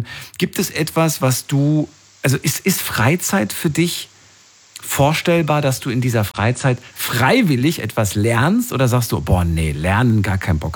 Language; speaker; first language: German; native; German